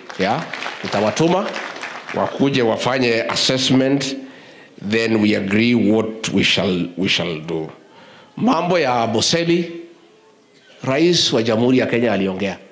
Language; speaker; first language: Swahili; non-native, local second language; Kikuyu